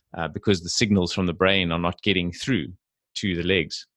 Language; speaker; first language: English; native; English